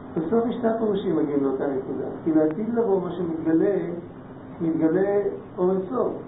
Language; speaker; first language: Hebrew; non-native, fluent; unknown